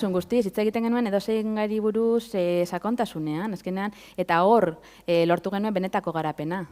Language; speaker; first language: Basque; native; Basque